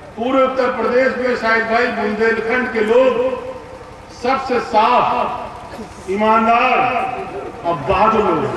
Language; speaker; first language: Hindi; native; Hindi